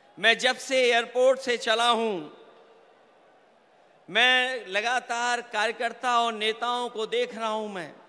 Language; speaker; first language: Hindi; native; Hindi